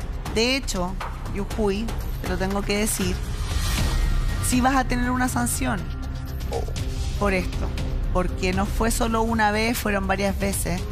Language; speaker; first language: Spanish; native; Spanish